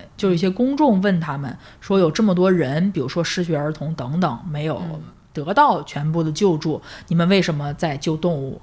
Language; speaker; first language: Chinese; native; Chinese